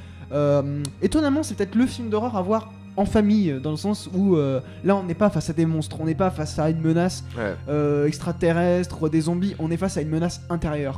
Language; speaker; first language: French; native; French